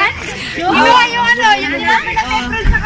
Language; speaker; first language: Filipino; non-native, local second language; Cebuano